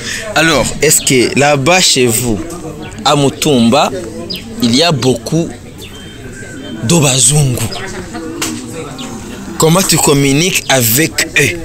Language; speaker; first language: French; non-native, learner; Rundi